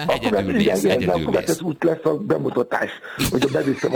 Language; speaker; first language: Hungarian; non-native, fluent; Yoruba